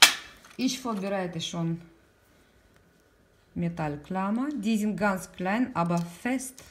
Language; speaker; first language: German; non-native, learner; Russian